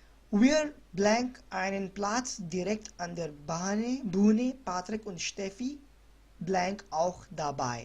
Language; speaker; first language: German; non-native, learner; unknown